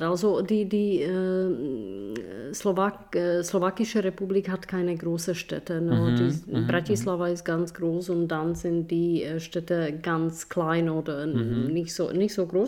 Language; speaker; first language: German; non-native, fluent; Czech